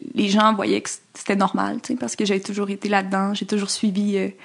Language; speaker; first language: French; native; French